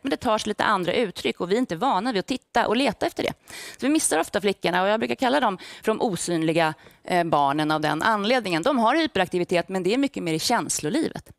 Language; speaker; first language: Swedish; native; Swedish